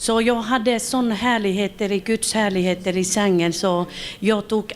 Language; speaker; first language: Swedish; non-native, local second language; Finnish